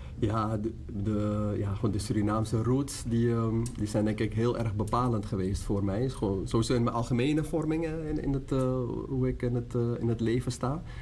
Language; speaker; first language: Dutch; native; Dutch